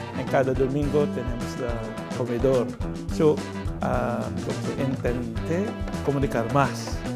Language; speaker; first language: Spanish; non-native, learner; Filipino